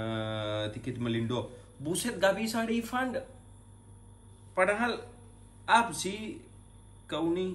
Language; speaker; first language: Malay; non-native, fluent; Urdu